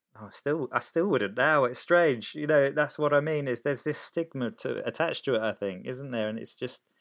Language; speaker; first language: English; native; English